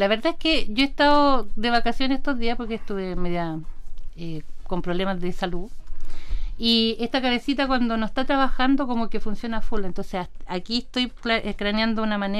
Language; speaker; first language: Spanish; native; Spanish